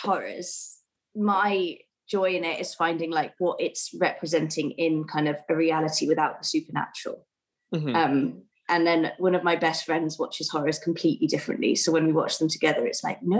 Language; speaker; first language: English; native; English